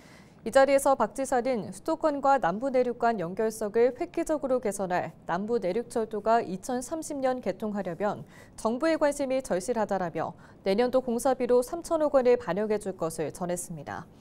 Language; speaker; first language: Korean; native; Korean